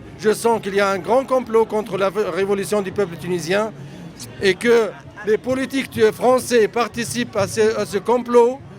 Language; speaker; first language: French; non-native, local second language; Arabic